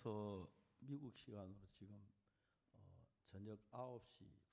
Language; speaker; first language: Korean; native; Korean